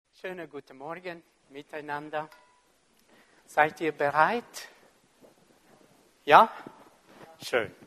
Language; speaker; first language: German; non-native, fluent; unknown